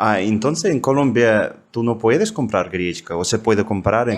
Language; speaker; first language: Spanish; non-native, fluent; Russian